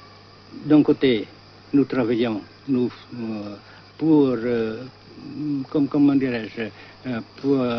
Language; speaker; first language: French; non-native, local second language; Vietnamese